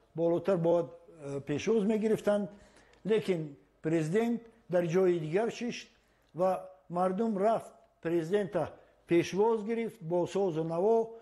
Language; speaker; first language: Tajik; non-native, local second language; Shughni